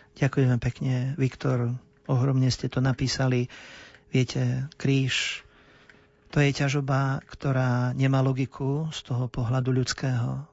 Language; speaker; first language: Slovak; native; Slovak